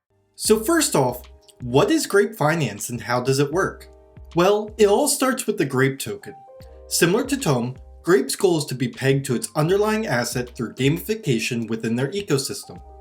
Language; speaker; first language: English; native; English